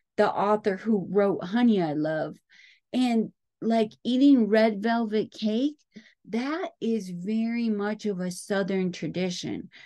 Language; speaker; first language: English; native; English